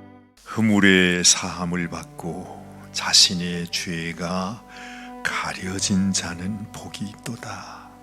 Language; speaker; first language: Korean; native; Korean